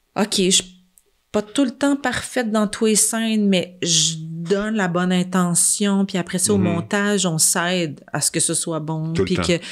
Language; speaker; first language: French; native; French